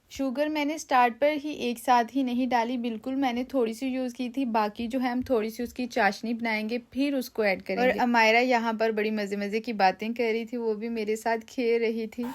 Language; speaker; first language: Urdu; non-native, local second language; Punjabi